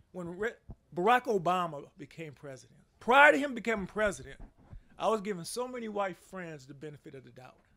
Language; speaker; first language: English; native; English